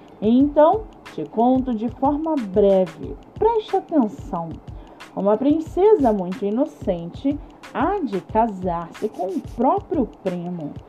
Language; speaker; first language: Portuguese; native; Portuguese